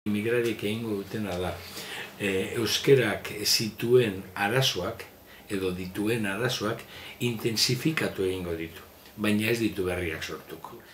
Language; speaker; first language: Basque; non-native, local second language; Spanish